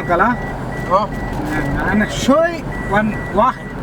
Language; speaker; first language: Arabic; non-native, learner; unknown